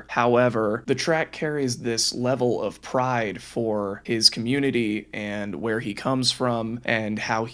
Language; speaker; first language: English; native; English